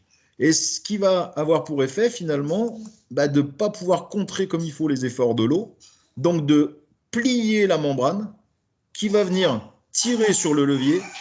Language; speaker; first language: French; native; French